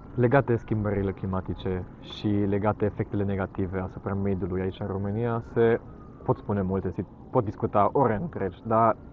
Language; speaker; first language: Romanian; non-native, fluent; German